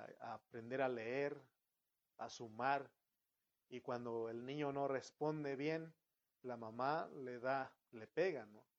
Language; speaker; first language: Spanish; native; Spanish